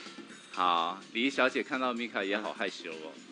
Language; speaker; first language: Chinese; native; Chinese